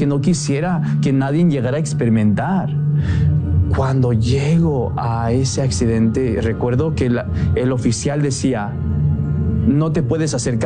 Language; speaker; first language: Spanish; early bilingual, heritage; Spanish